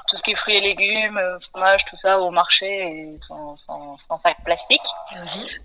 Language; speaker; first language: French; native; French